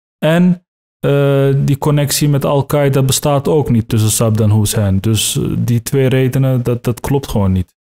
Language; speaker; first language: Dutch; early bilingual, other home language; Turkish